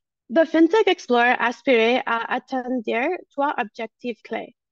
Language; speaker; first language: French; non-native, learner; English